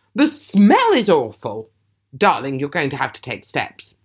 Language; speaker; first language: English; native; English